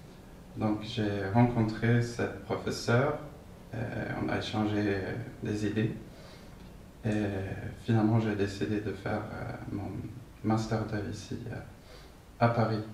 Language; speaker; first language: French; non-native, fluent; Swedish